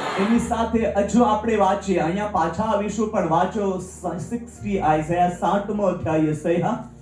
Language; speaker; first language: Gujarati; non-native, local second language; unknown